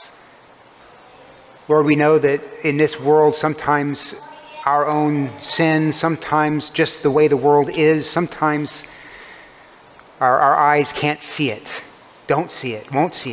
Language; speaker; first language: English; native; English